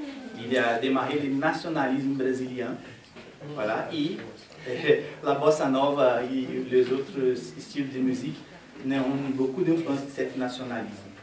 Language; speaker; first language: French; non-native, fluent; Portuguese